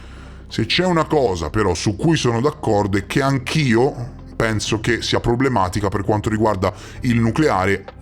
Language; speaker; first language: Italian; native; Italian